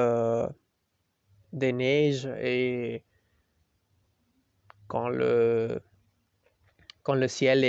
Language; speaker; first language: French; non-native, learner; Spanish